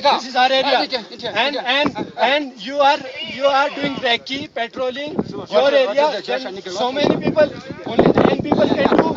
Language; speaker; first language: English; non-native, learner; Hindi